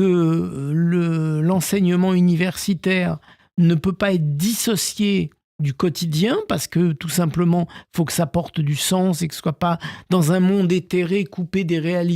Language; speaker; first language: French; native; French